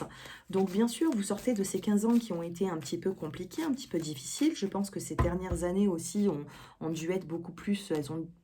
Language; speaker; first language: French; native; French